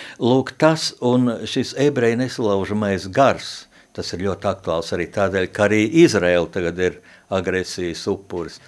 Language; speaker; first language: Latvian; native; Latvian